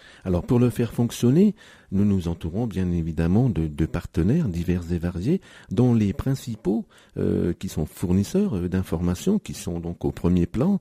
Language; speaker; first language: French; native; French